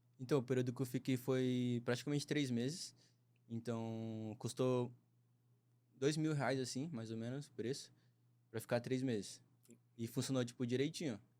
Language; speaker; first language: Portuguese; native; Portuguese